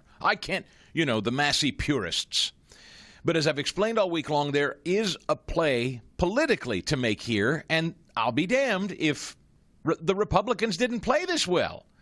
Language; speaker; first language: English; native; English